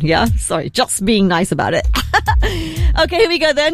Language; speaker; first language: English; early bilingual, other home language; Hindi